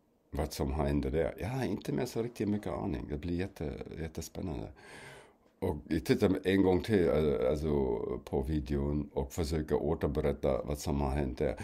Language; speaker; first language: Swedish; non-native, fluent; German